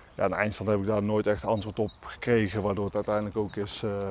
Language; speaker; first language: Dutch; native; Dutch